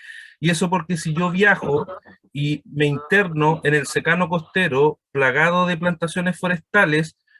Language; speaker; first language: Spanish; native; Spanish